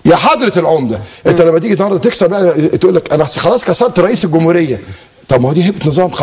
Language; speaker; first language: Arabic; native; Arabic